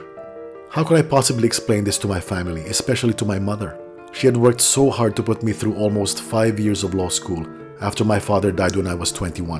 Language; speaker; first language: English; non-native, local second language; Filipino